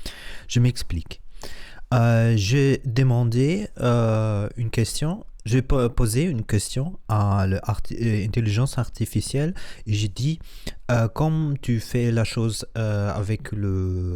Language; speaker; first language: French; non-native, learner; Spanish